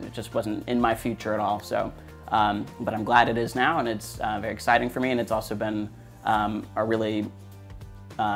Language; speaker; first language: English; native; English